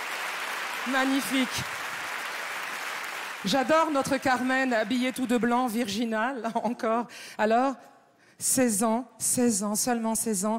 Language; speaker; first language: French; native; French